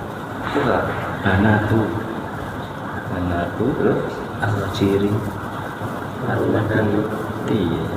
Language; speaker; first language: Arabic; non-native, learner; Indonesian